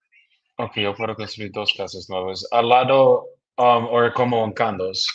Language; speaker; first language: Spanish; non-native, learner; English